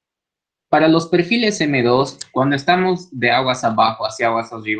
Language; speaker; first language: Spanish; native; Spanish